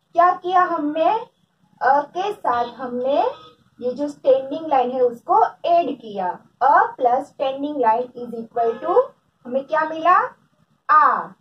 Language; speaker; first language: Hindi; non-native, local second language; Gujarati